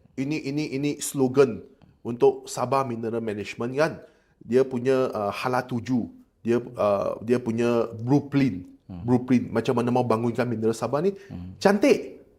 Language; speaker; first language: Malay; non-native, local second language; Chinese